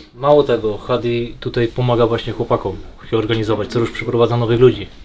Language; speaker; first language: Polish; native; Polish